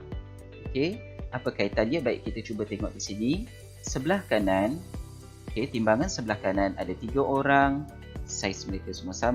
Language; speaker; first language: Malay; native; Malay